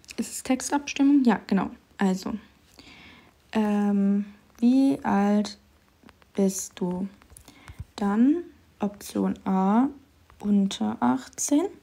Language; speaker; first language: German; early bilingual, other home language; Turkish